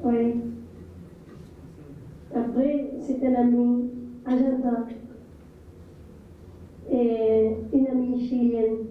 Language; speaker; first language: French; non-native, fluent; Spanish